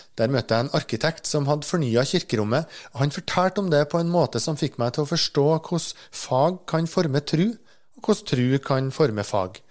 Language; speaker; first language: Norwegian; native; Norwegian